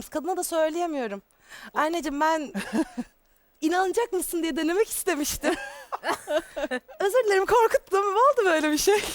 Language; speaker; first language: Turkish; native; Turkish